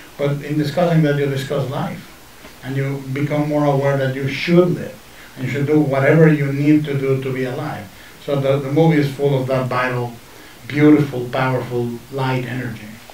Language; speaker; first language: English; non-native, fluent; Spanish